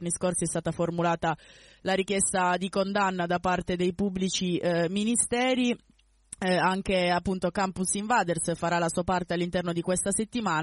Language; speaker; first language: Italian; native; Italian